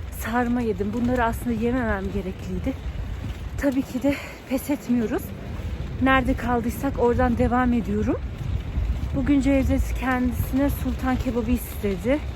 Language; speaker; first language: Turkish; early bilingual, heritage; Turkish